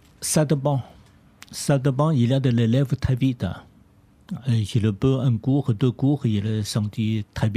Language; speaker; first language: French; non-native, learner; Chinese